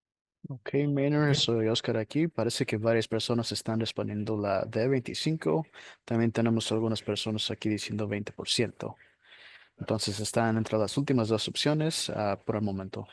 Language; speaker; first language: Spanish; early bilingual, heritage; Spanish